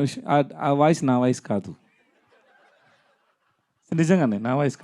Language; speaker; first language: Telugu; non-native, learner; Tamil